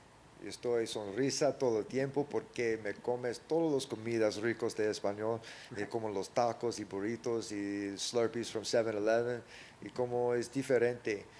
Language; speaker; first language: Spanish; early bilingual, heritage; English